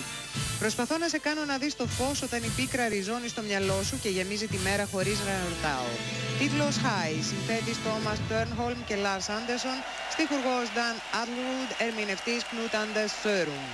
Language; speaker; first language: Greek; native; Greek